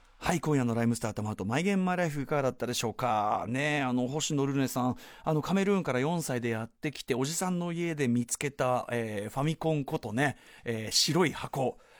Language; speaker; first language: Japanese; native; Japanese